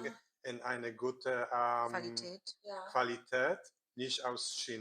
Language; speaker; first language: German; non-native, learner; Korean